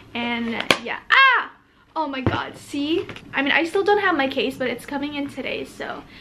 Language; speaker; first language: English; native; English